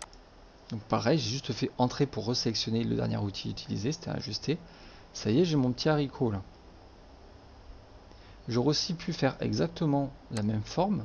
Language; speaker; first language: French; native; French